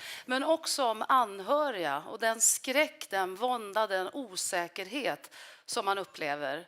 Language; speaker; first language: Swedish; native; Swedish